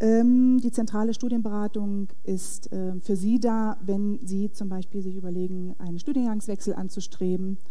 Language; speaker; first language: German; native; German